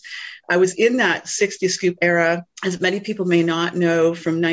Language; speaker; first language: English; native; English